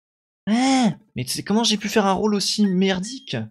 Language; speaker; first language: French; native; French